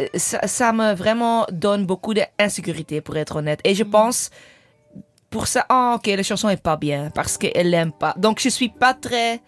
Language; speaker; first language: French; non-native, learner; English